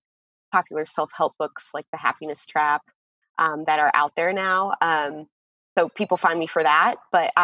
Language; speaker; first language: English; native; English